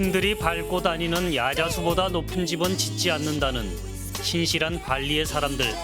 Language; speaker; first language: Korean; native; Korean